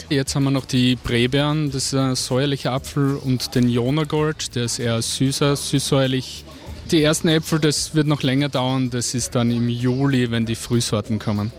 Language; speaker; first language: German; native; German